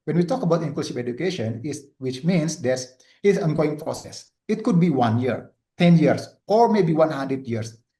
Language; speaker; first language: English; non-native, learner; Indonesian